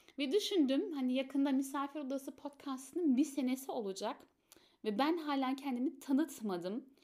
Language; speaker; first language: Turkish; early bilingual, heritage; Turkish